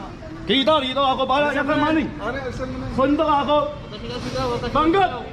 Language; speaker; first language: Filipino; non-native, learner; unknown